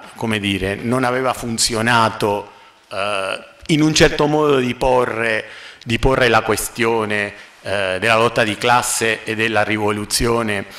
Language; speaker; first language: Italian; non-native, fluent; Spanish